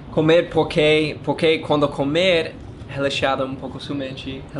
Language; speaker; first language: Portuguese; non-native, learner; English